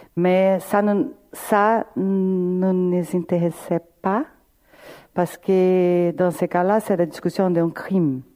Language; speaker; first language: French; non-native, fluent; Portuguese